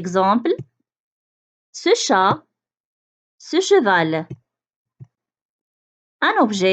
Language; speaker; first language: French; non-native, local second language; Arabic